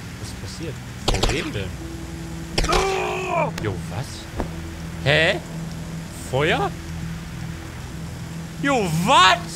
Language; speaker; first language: German; native; German